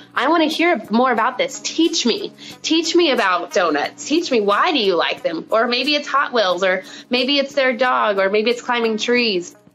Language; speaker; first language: English; native; English